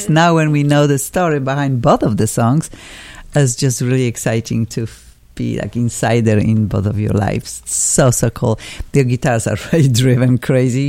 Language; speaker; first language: English; non-native, fluent; Polish